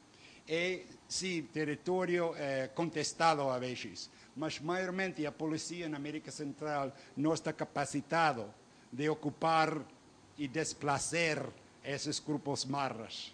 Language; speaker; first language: Portuguese; non-native, fluent; Spanish